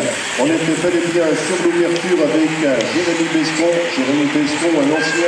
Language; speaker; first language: French; native; French